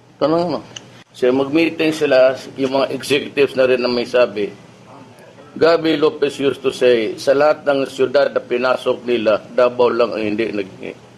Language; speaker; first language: Filipino; non-native, local second language; Cebuano